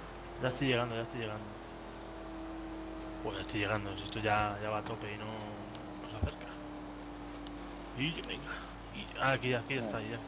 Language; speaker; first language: Spanish; native; Spanish